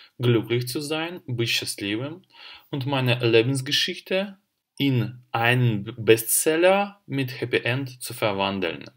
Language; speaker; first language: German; non-native, fluent; Russian